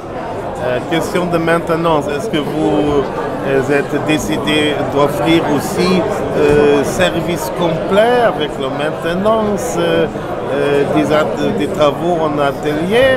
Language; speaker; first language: French; non-native, learner; German